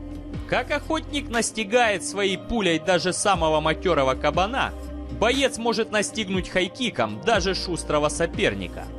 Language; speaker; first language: Russian; native; Russian